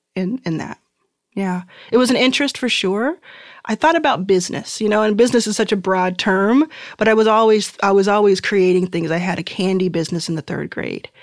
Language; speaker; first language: English; native; English